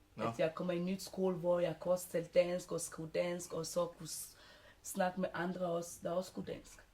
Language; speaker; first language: Danish; early bilingual, other home language; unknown